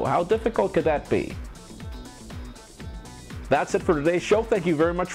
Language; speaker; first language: English; non-native, local second language; Spanish